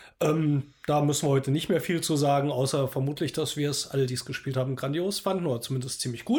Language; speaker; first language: German; native; German